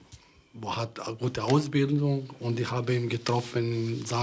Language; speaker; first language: German; non-native, learner; Bosnian